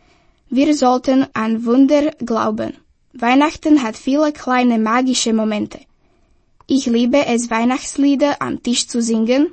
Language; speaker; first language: German; non-native, fluent; Slovak